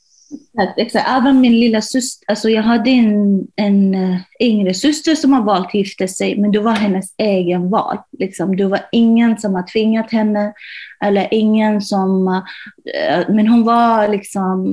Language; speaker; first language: Swedish; non-native, fluent; Arabic